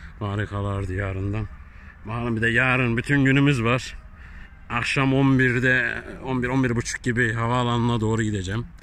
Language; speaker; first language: Turkish; early bilingual, heritage; Turkish